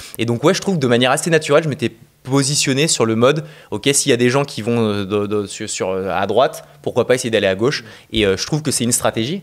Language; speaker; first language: French; native; French